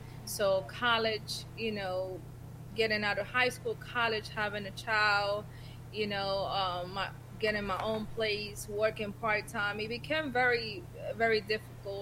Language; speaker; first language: English; non-native, fluent; Spanish